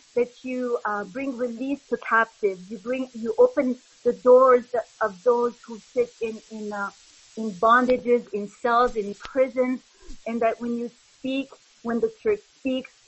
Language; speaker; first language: English; early bilingual, other home language; Arabic